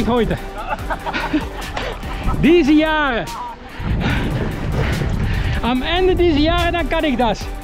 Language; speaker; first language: German; non-native, learner; Dutch